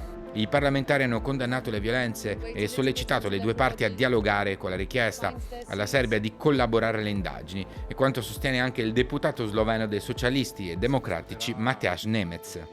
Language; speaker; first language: Italian; native; Italian